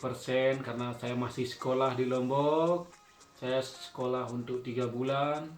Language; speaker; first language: Indonesian; non-native, local second language; Sasak